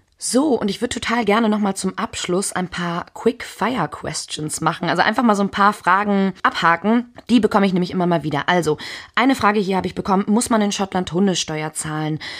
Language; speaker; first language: German; early bilingual, heritage; German